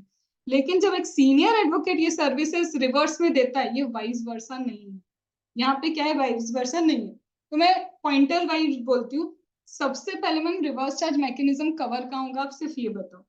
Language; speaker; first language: Hindi; native; Hindi